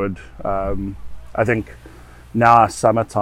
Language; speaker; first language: English; native; English